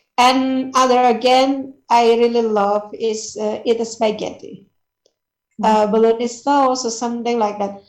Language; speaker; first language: English; non-native, learner; Indonesian